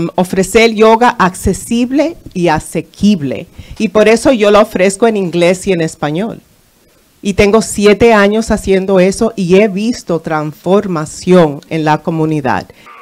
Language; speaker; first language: Spanish; early bilingual, heritage; Spanish